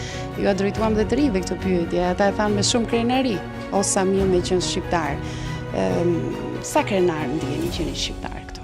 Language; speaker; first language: Albanian; native; Albanian